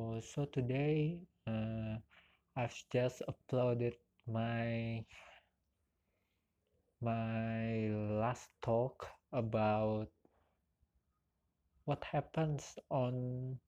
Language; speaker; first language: English; non-native, learner; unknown